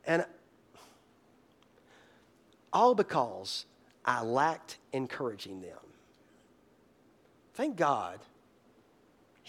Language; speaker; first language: English; native; English